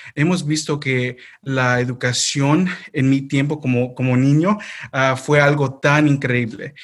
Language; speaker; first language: Spanish; early bilingual, heritage; Spanish